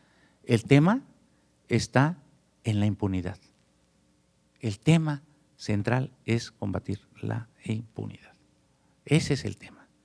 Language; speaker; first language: Spanish; native; Spanish